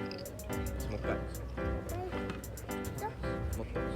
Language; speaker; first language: Japanese; native; Japanese